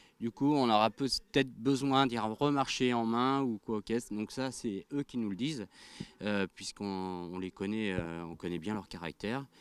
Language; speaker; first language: French; native; French